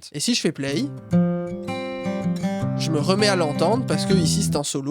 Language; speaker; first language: French; native; French